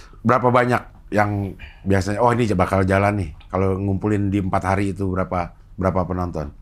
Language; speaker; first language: Indonesian; native; Indonesian